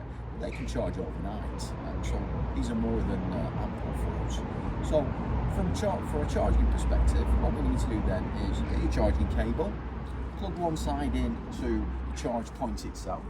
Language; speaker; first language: English; native; English